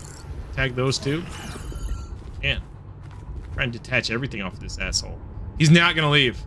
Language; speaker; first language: English; native; English